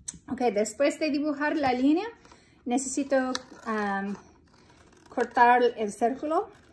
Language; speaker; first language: Spanish; non-native, fluent; English